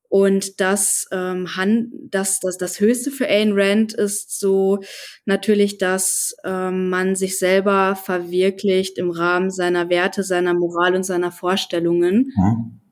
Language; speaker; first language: German; native; German